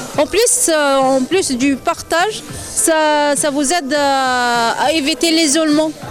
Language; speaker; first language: French; non-native, local second language; Arabic